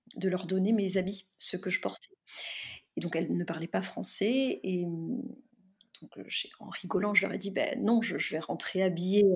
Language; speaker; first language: French; native; French